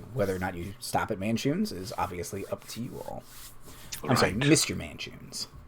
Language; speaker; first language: English; native; English